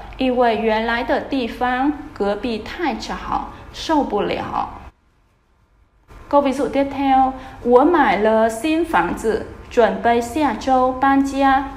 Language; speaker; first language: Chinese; non-native, fluent; Vietnamese